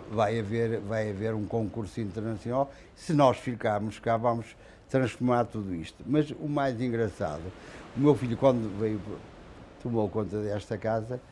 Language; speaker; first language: Portuguese; native; Portuguese